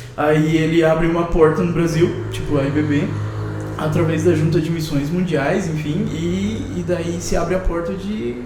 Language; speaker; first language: Portuguese; non-native, fluent; Spanish